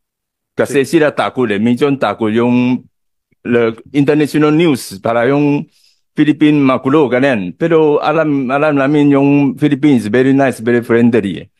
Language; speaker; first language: Filipino; non-native, learner; Chinese